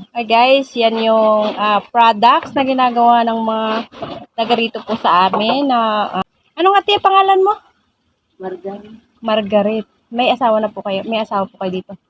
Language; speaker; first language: Filipino; non-native, local second language; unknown